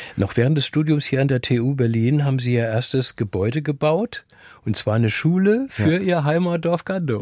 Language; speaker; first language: German; native; German